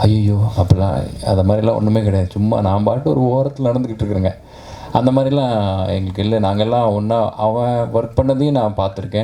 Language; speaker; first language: Tamil; native; Tamil